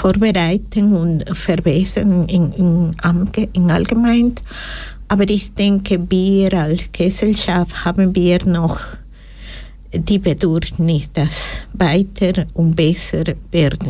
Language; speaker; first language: German; non-native, fluent; Spanish